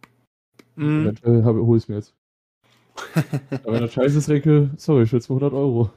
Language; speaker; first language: German; native; German